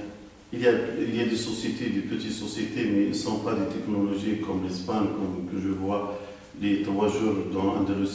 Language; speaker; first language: French; non-native, local second language; Arabic